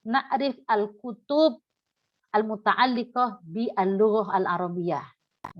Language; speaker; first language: Arabic; non-native, learner; Indonesian